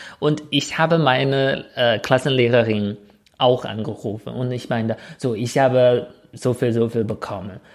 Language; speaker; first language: German; non-native, fluent; Chinese